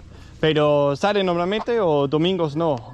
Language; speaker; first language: Spanish; non-native, learner; Danish